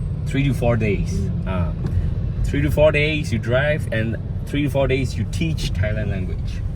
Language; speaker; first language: English; non-native, learner; Burmese